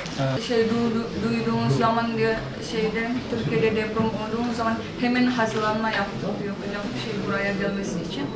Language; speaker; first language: Turkish; non-native, learner; Indonesian